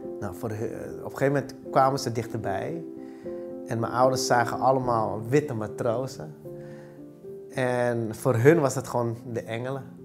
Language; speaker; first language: Dutch; early bilingual, other home language; Vietnamese